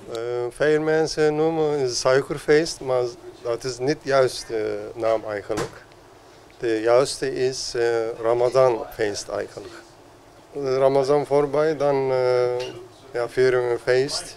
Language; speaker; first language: Dutch; non-native, learner; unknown